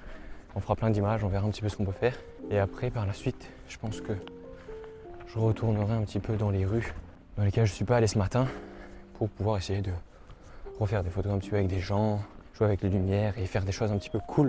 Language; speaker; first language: French; native; French